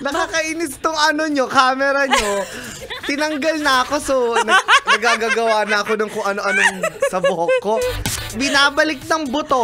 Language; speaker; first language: Filipino; native; Filipino